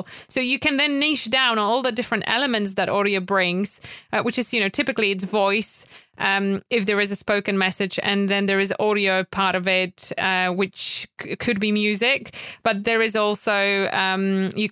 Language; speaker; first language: English; non-native, fluent; Polish